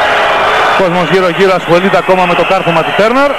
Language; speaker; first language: Greek; native; Greek